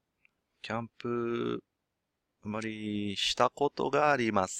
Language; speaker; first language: Japanese; non-native, learner; English